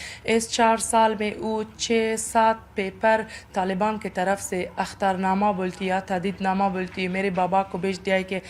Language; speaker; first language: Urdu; non-native, learner; Persian